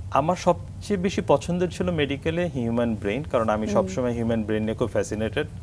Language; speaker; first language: Bangla; early bilingual, heritage; Bangla